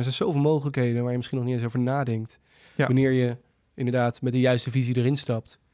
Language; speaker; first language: Dutch; native; Dutch